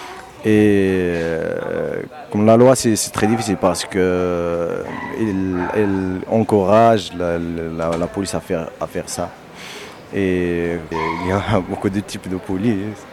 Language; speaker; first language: French; non-native, local second language; Berber languages